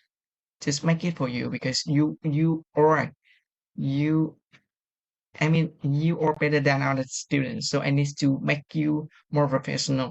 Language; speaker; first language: English; non-native, fluent; Vietnamese